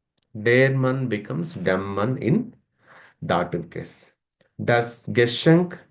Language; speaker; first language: German; non-native, learner; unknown